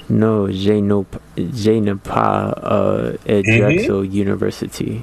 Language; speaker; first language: French; non-native, learner; English